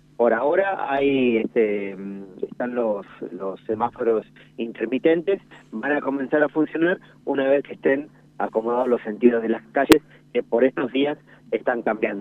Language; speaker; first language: Spanish; native; Spanish